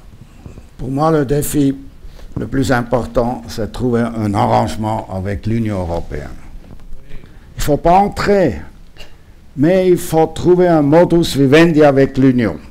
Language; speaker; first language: French; non-native, local second language; German